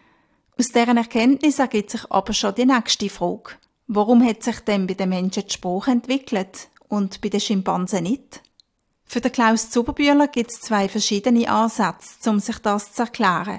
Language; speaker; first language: German; native; German